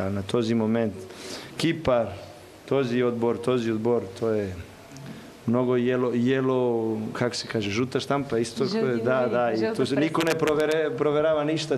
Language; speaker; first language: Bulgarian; non-native, learner; Serbian